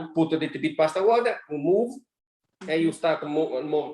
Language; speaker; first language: English; non-native, learner; Italian